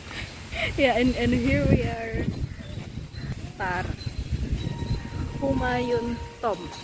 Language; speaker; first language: English; non-native, learner; Indonesian